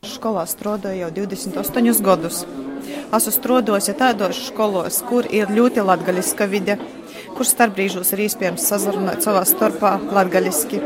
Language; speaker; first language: Latvian; native; Latvian